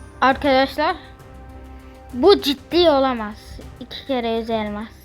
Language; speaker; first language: Turkish; native; Turkish